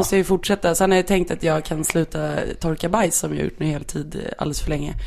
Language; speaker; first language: Swedish; native; Swedish